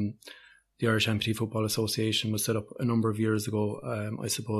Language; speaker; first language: English; native; English